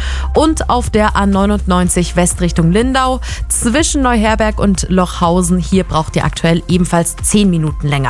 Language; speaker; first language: German; native; German